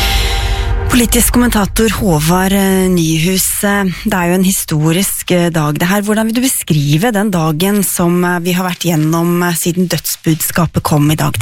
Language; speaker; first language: Norwegian; native; Norwegian